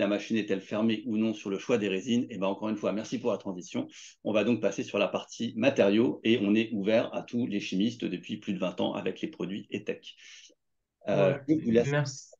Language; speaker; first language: French; native; French